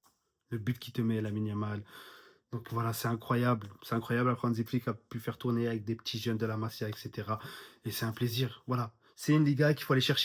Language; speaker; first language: French; native; French